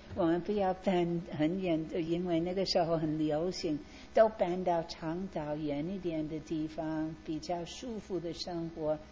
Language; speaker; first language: Chinese; non-native, fluent; English